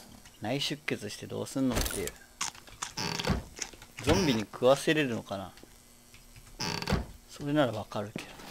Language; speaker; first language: Japanese; native; Japanese